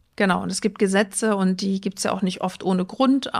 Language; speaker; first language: German; native; German